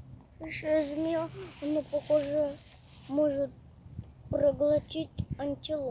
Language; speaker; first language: Russian; early bilingual, heritage; Russian